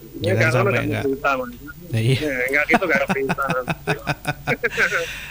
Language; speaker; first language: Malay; non-native, local second language; Javanese